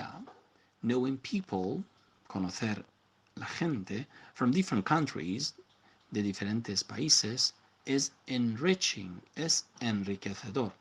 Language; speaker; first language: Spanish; non-native, fluent; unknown